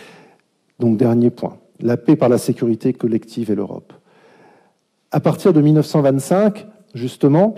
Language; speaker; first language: French; native; French